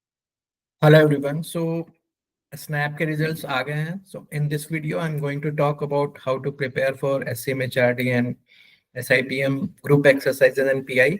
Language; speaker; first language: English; non-native, local second language; Hindi